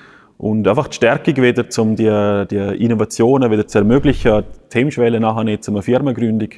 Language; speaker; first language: German; native; German